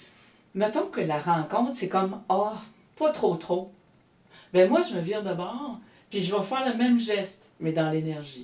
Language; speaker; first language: French; native; French